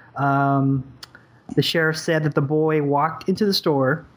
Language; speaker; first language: English; native; English